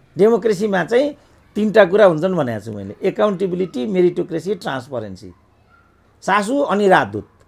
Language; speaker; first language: Nepali; native; Nepali